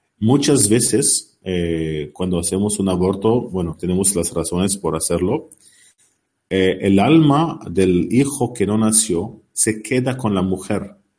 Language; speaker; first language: Spanish; non-native, learner; Arabic